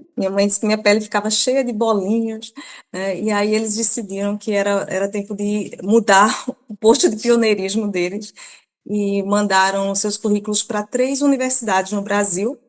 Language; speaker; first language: Portuguese; early bilingual, other home language; Persian